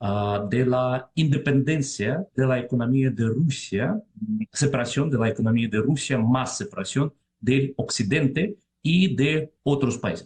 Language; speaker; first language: Spanish; non-native, fluent; Russian